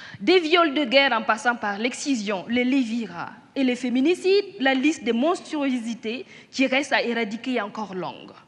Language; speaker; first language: French; non-native, local second language; Mossi